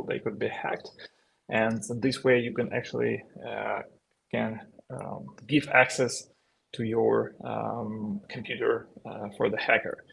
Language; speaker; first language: English; non-native, fluent; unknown